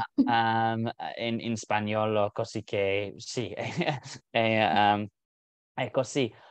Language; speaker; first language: Italian; non-native, learner; English